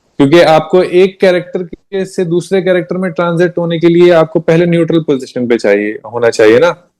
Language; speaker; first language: Hindi; native; Hindi